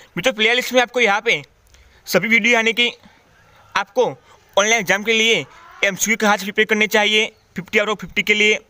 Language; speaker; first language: Hindi; non-native, local second language; Gujarati